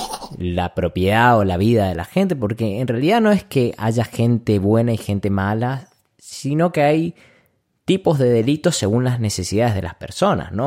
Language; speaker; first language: Spanish; native; Spanish